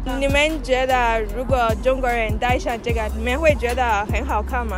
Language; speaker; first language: Chinese; non-native, learner; Yoruba